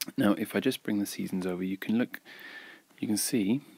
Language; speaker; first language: English; native; English